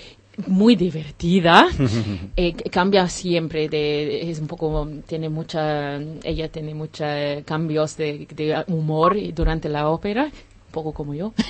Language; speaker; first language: Spanish; non-native, learner; English